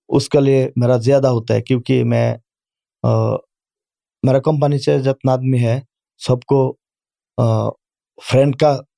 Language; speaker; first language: Urdu; non-native, learner; Bangla